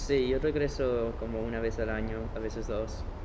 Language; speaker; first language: Spanish; early bilingual, heritage; Spanish